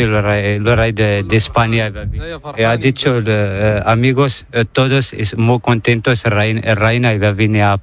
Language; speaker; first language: Spanish; non-native, learner; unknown